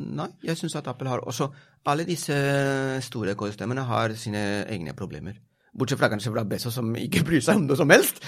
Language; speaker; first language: Norwegian; non-native, fluent; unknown